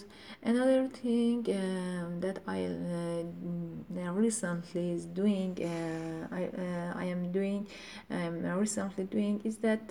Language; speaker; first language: English; non-native, learner; Persian